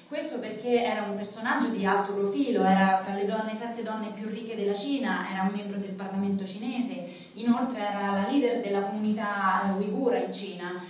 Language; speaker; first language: Italian; native; Italian